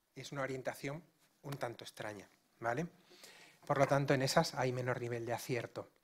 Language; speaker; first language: Spanish; non-native, local second language; Galician